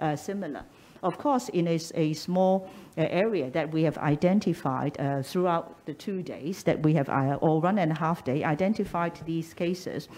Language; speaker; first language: English; non-native, local second language; Cantonese